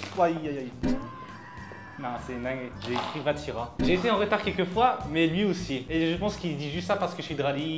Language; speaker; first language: French; native; French